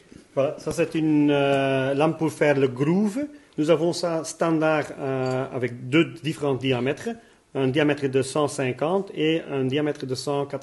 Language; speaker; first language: French; non-native, local second language; Dutch